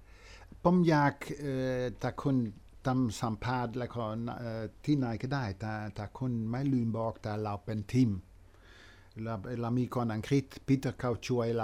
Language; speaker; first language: Thai; non-native, fluent; Dutch